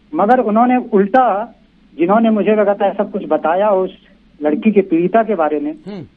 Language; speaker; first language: Hindi; native; Hindi